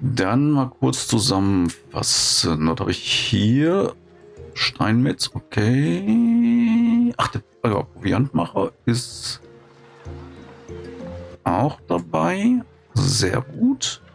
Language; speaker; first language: German; native; German